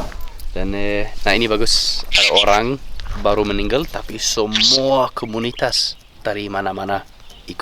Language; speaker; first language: Indonesian; non-native, fluent; English